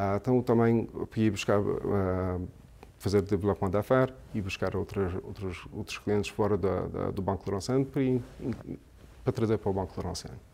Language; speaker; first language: Portuguese; early bilingual, heritage; English